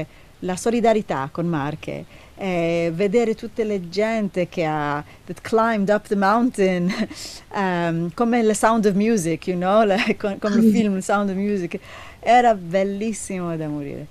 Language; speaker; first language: Italian; non-native, learner; Hebrew